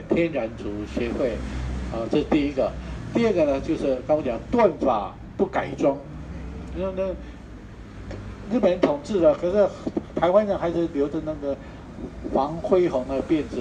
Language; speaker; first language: Chinese; native; Chinese